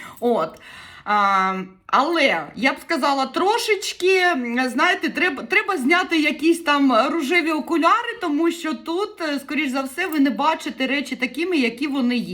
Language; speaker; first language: Ukrainian; native; Ukrainian